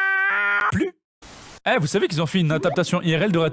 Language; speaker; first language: French; native; French